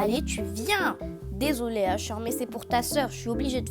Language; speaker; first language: French; native; French